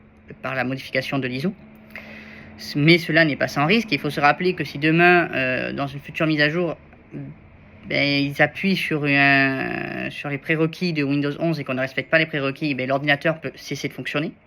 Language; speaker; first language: French; native; French